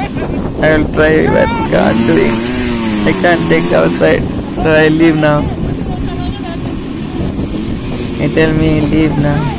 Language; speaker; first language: English; non-native, learner; Nepali